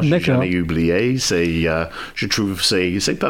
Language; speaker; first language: French; non-native, fluent; English